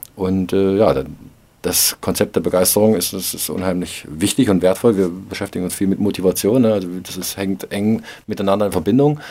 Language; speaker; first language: German; native; German